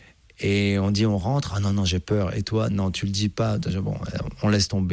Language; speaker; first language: French; native; French